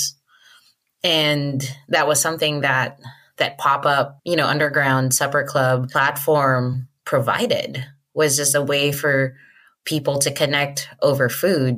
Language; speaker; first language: English; non-native, local second language; Hiligaynon